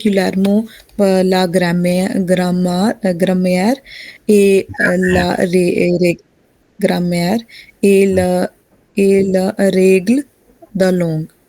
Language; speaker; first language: French; non-native, learner; Hindi